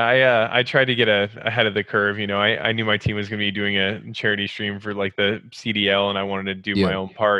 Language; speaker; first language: English; native; English